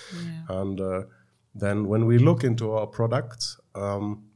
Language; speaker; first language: English; non-native, fluent; German